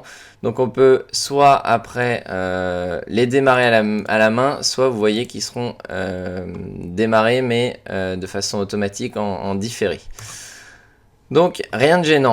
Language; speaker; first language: French; native; French